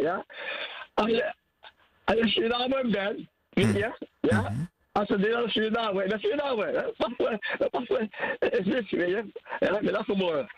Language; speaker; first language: Dutch; non-native, learner; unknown